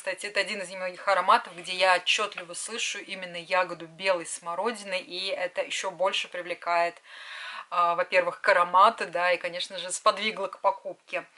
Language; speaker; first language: Russian; native; Russian